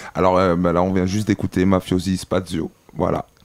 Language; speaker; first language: French; native; French